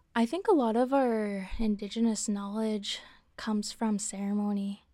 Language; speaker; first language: English; native; English